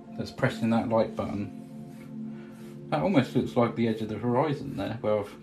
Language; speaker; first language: English; native; English